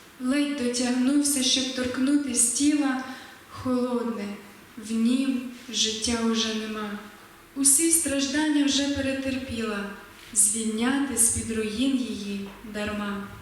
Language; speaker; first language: Ukrainian; native; Ukrainian